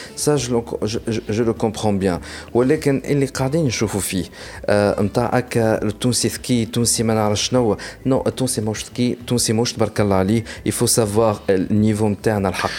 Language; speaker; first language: French; non-native, local second language; Arabic